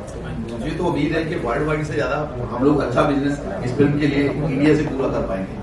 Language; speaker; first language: Hindi; non-native, local second language; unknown